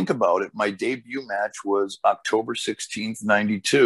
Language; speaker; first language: English; early bilingual, other home language; Portuguese